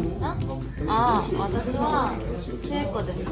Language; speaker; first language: Japanese; non-native, learner; Korean